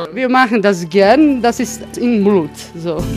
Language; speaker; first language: German; non-native, learner; Croatian